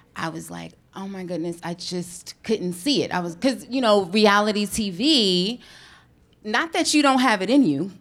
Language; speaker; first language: English; native; English